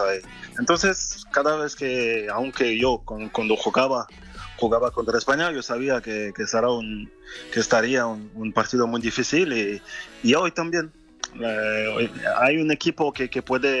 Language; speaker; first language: Spanish; non-native, fluent; French